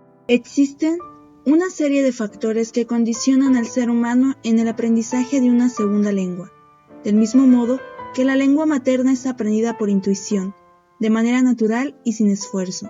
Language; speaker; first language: Spanish; native; Spanish